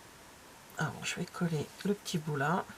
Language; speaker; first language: French; native; French